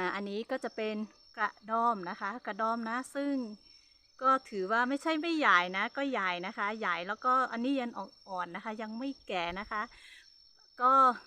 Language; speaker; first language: Thai; non-native, local second language; Hmong